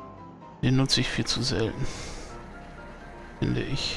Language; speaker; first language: German; native; German